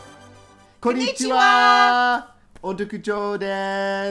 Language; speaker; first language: Japanese; non-native, fluent; English